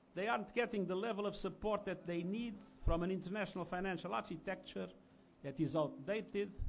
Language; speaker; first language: English; non-native, fluent; Portuguese